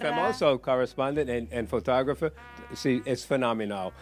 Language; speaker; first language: Spanish; non-native, learner; English